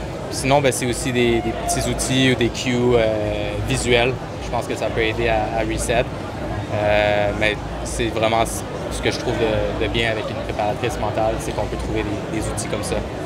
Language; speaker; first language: French; native; French